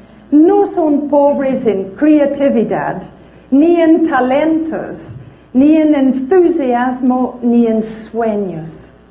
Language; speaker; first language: Spanish; non-native, fluent; English